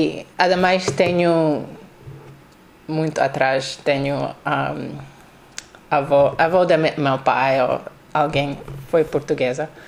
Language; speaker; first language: Portuguese; non-native, learner; English